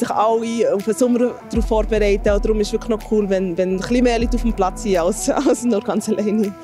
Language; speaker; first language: German; native; German